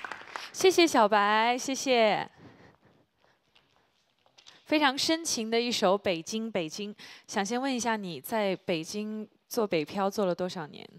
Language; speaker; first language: Chinese; native; Chinese